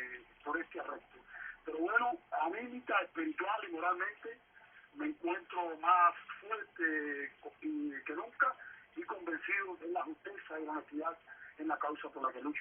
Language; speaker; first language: Spanish; native; Spanish